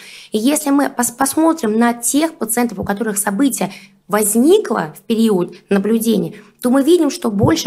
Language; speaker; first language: Russian; native; Russian